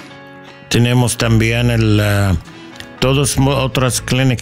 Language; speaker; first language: Spanish; non-native, learner; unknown